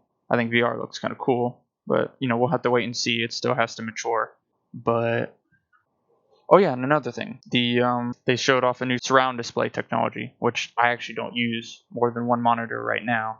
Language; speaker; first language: English; native; English